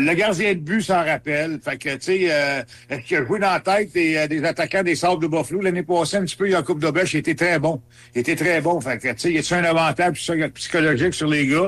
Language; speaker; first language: French; native; French